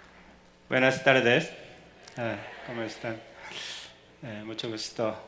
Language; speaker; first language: Spanish; non-native, fluent; Korean